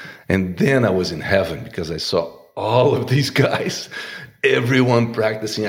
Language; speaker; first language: English; non-native, fluent; Portuguese